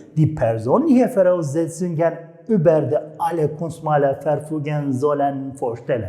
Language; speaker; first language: German; non-native, fluent; Turkish